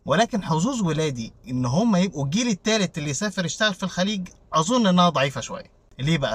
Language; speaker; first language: Arabic; native; Arabic